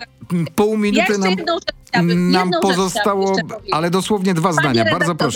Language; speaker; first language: Polish; native; Polish